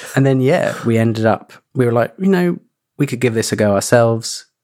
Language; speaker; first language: English; native; English